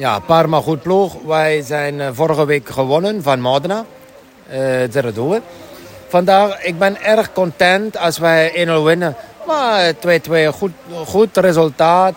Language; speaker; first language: Dutch; non-native, learner; Italian